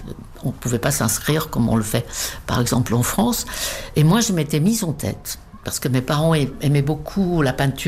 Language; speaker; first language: French; non-native, fluent; Czech